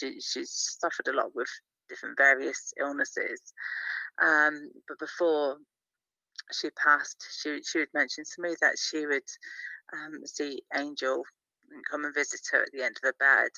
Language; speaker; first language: English; native; English